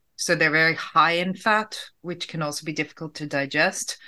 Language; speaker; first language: English; native; English